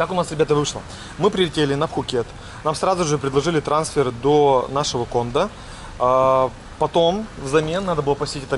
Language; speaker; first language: Russian; native; Russian